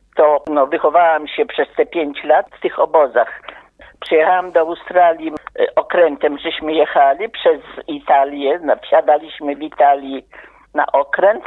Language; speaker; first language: Polish; native; Polish